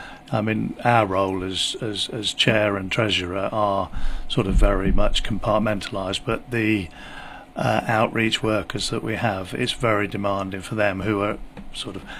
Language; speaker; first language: English; native; English